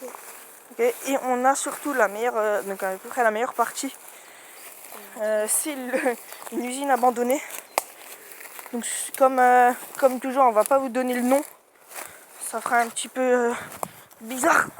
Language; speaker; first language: French; native; French